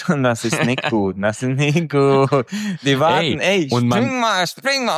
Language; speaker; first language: German; non-native, fluent; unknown